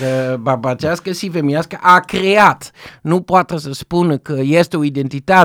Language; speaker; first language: Romanian; non-native, fluent; Dutch